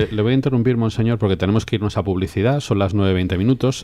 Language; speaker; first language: Spanish; native; Spanish